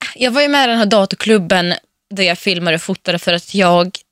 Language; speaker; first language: Swedish; early bilingual, other home language; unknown